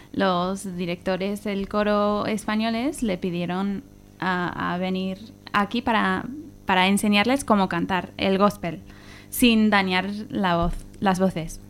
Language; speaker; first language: Spanish; non-native, learner; Swedish